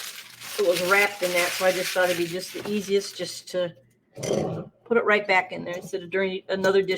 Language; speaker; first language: English; native; English